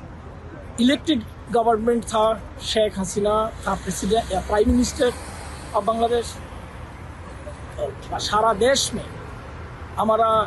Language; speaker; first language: Hindi; non-native, learner; Bangla